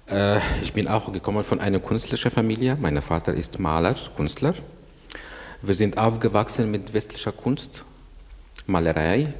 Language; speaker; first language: German; non-native, learner; Arabic